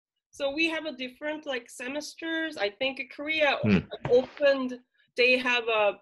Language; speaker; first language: English; non-native, fluent; Korean